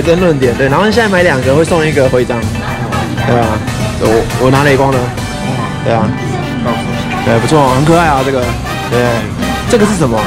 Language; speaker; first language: Chinese; native; Chinese